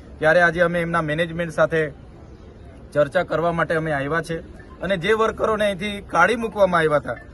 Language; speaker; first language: Gujarati; non-native, local second language; Bhili